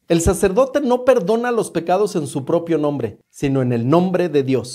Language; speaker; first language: Spanish; native; Spanish